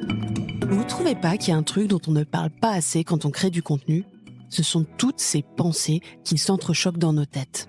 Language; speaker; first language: French; native; French